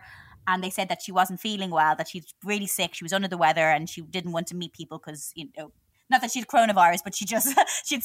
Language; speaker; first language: English; native; English